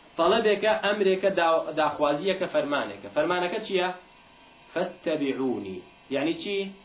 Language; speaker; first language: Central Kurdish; native; Central Kurdish